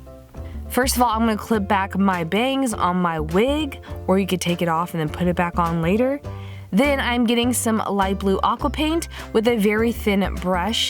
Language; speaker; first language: English; native; English